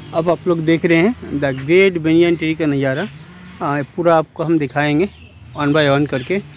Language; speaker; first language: Hindi; non-native, local second language; Bangla